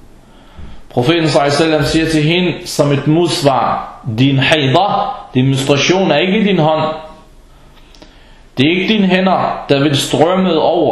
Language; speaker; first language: Danish; early bilingual, other home language; Arabic